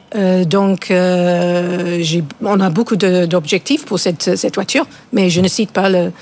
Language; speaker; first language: French; non-native, fluent; English